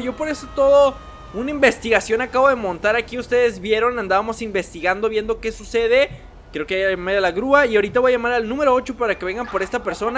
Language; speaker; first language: Spanish; native; Spanish